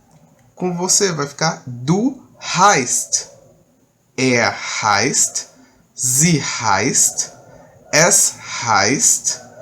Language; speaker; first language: German; early bilingual, heritage; Portuguese